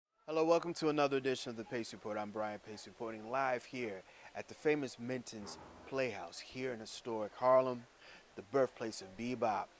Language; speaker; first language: English; native; English